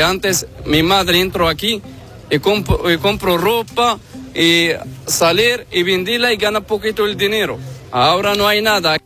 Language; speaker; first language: Spanish; non-native, learner; Arabic